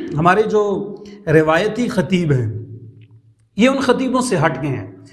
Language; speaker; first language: Urdu; non-native, local second language; Northern Hindko